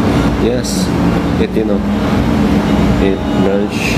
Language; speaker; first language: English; non-native, learner; Korean